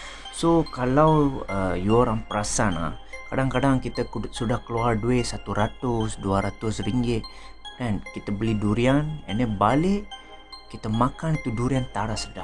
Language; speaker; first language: Malay; native; Malay